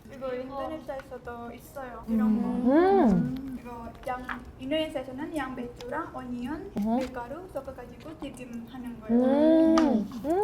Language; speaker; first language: Korean; non-native, fluent; Indonesian